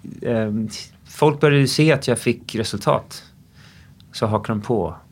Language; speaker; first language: Swedish; early bilingual, other home language; English